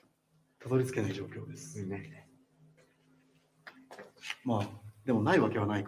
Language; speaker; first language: Japanese; native; Japanese